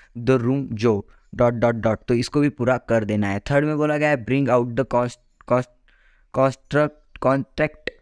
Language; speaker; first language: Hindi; non-native, local second language; Marathi